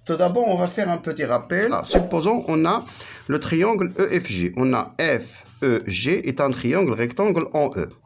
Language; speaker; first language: French; non-native, local second language; Arabic